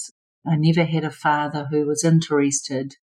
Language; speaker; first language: English; native; English